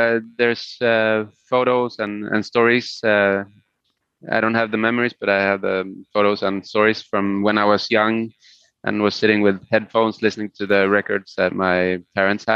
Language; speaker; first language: English; non-native, fluent; Spanish